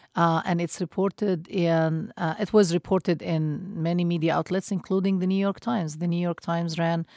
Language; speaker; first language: English; non-native, fluent; Arabic